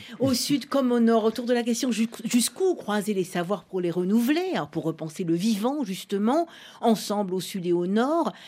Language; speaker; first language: French; native; French